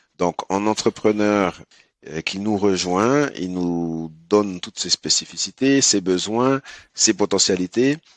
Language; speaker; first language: French; early bilingual, other home language; Haitian Creole